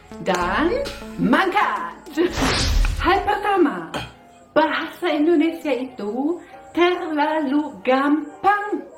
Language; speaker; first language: Indonesian; non-native, fluent; German